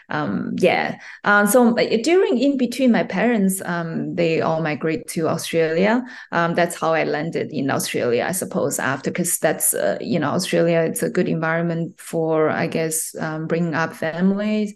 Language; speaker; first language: English; non-native, fluent; Chinese